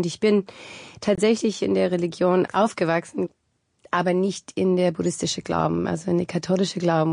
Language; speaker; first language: German; non-native, fluent; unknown